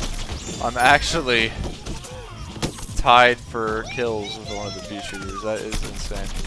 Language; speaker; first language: English; native; English